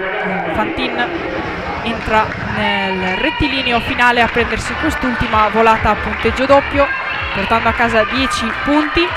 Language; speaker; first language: Italian; native; Italian